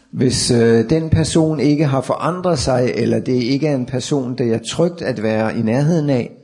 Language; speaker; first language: Danish; native; Danish